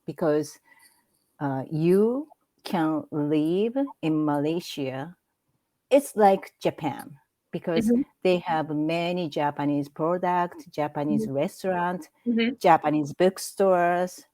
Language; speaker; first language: English; non-native, learner; Japanese